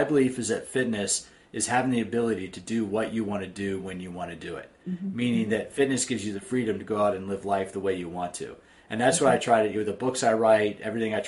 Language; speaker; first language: English; native; English